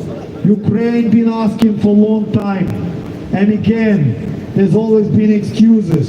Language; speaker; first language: English; non-native, fluent; Ukrainian